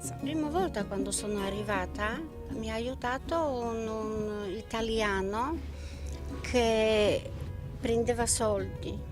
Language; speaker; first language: Italian; non-native, learner; Polish